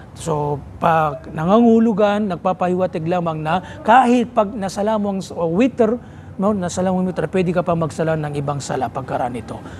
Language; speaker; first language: Filipino; non-native, local second language; Maranao